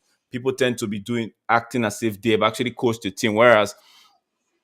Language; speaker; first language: English; native; English